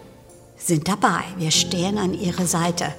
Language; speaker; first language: German; non-native, fluent; English